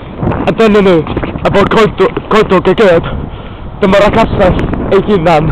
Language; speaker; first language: Welsh; non-native, learner; English